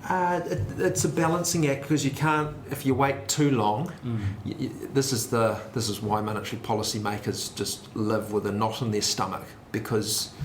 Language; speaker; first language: English; native; English